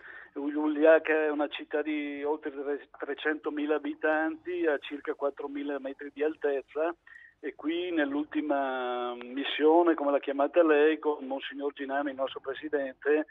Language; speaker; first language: Italian; native; Italian